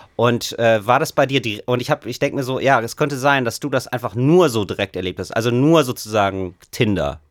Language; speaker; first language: German; native; German